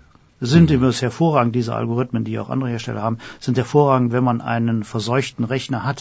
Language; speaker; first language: German; native; German